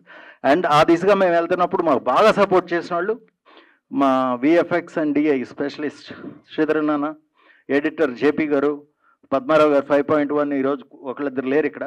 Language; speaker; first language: Telugu; native; Telugu